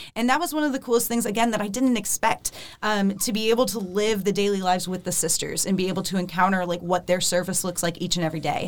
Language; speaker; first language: English; native; English